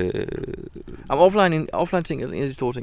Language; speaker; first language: Danish; native; Danish